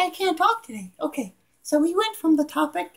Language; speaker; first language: English; native; English